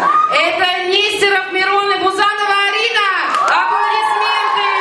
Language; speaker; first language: Russian; native; Russian